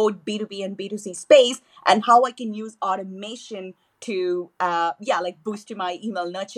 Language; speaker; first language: English; non-native, local second language; Tamil